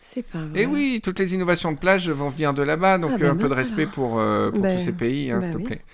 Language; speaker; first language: French; native; French